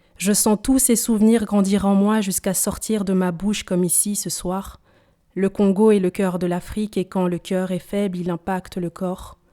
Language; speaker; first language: French; early bilingual, other home language; Swahili